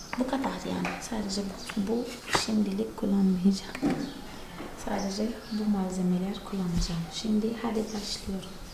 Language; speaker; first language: Turkish; non-native, fluent; Portuguese